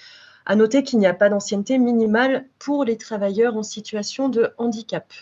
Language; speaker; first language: French; native; French